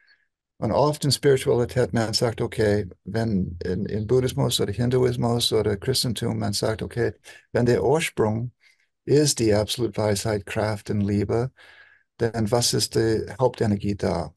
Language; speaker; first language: German; non-native, fluent; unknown